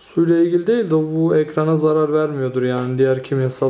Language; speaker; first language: Turkish; native; Turkish